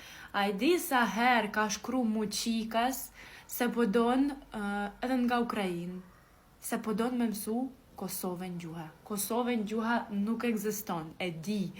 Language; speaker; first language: Albanian; non-native, learner; Ukrainian